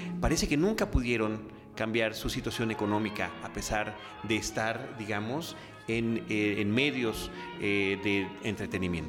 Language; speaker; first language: Spanish; native; Spanish